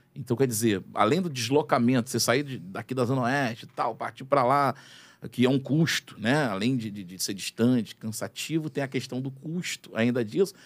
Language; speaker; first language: Portuguese; native; Portuguese